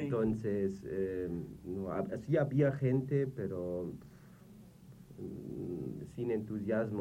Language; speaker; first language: Spanish; non-native, fluent; German